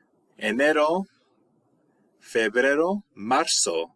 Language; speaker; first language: Spanish; non-native, fluent; English